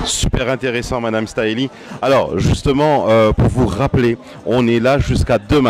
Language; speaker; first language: French; non-native, local second language; Morisyen